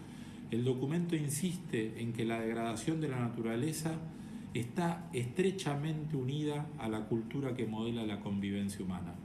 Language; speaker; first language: Spanish; native; Spanish